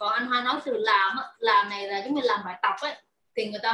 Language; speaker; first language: Vietnamese; native; Vietnamese